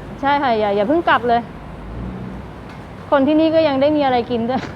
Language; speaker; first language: Thai; native; Thai